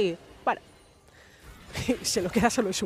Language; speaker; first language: Spanish; native; Spanish